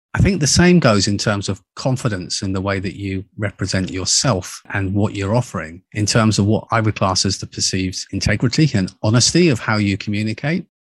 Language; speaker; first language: English; native; English